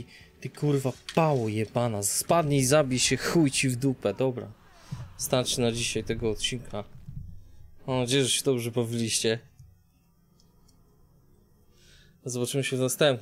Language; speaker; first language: Polish; native; Polish